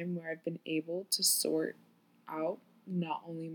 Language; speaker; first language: English; native; English